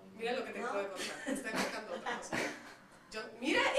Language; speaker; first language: Spanish; native; Spanish